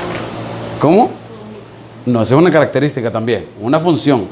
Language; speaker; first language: Spanish; native; Spanish